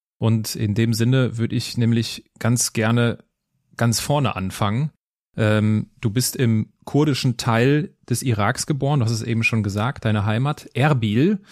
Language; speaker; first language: German; native; German